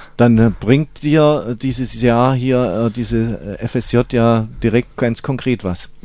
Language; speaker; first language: German; native; German